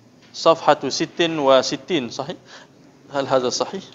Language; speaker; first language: Arabic; non-native, fluent; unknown